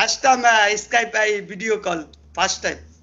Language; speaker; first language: English; non-native, learner; Bangla